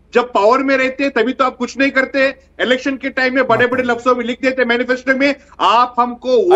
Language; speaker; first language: Hindi; non-native, local second language; Kannada